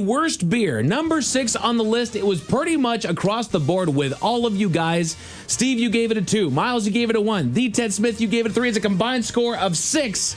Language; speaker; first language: English; native; English